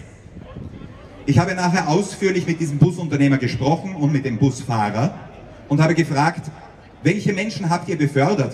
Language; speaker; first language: German; native; German